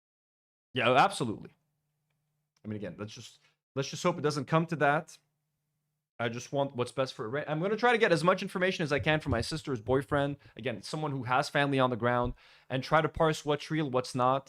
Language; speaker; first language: English; non-native, local second language; Arabic